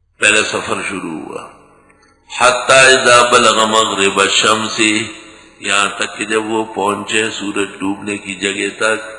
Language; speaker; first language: Urdu; non-native, local second language; Pashto